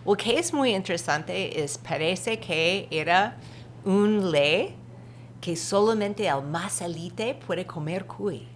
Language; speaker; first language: Spanish; non-native, fluent; English